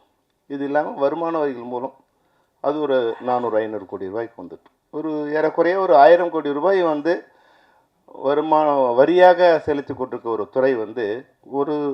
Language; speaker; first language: Tamil; native; Tamil